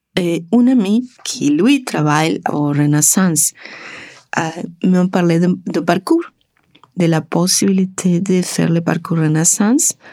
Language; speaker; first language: French; non-native, learner; Spanish